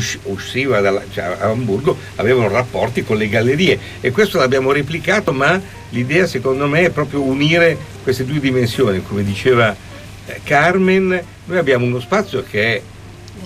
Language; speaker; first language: Italian; native; Italian